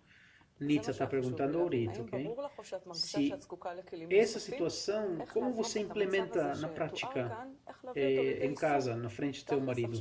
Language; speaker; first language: Portuguese; non-native, fluent; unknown